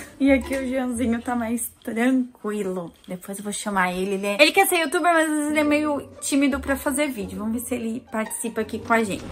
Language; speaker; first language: Portuguese; native; Portuguese